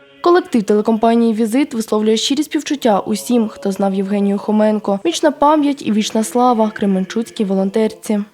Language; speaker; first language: Ukrainian; native; Ukrainian